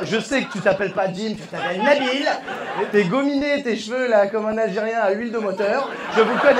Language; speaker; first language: French; native; French